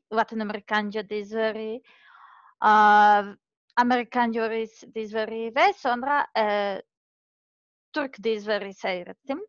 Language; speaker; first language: Turkish; non-native, learner; Serbian